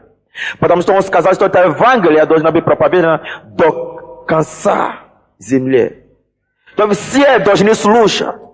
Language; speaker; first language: Russian; non-native, fluent; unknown